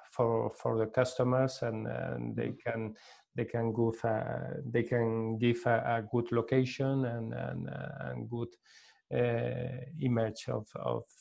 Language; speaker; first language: English; non-native, learner; Spanish